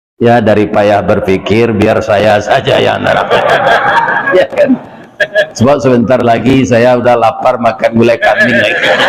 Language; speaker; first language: Malay; non-native, local second language; Minangkabau